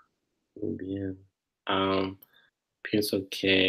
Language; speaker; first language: Spanish; non-native, learner; English